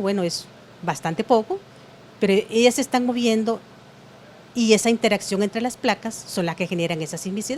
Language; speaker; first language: Spanish; native; Spanish